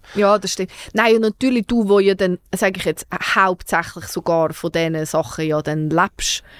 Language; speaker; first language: German; native; German